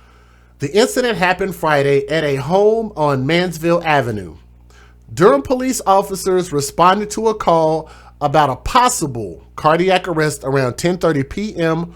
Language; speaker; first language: English; native; English